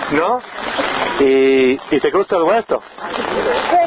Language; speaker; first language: Spanish; non-native, learner; English